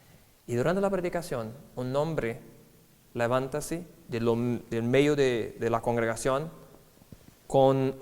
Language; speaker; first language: Spanish; non-native, fluent; Portuguese